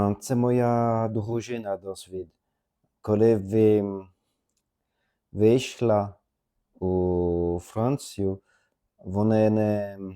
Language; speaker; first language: Ukrainian; non-native, learner; French